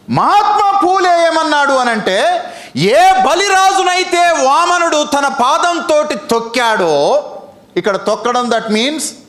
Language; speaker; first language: Telugu; native; Telugu